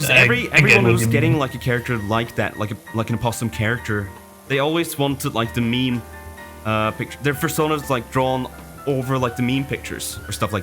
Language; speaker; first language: English; non-native, fluent; Norwegian